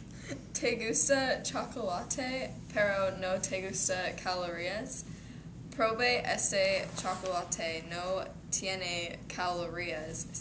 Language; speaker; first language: Spanish; non-native, learner; English